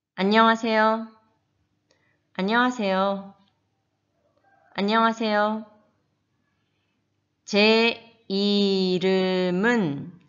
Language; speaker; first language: Korean; non-native, fluent; Malagasy